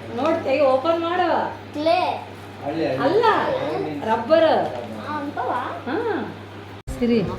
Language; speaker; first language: Kannada; native; Kannada